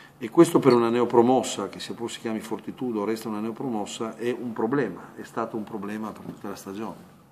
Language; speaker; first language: Italian; native; Italian